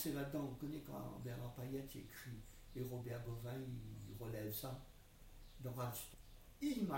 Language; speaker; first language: French; non-native, local second language; Réunion Creole French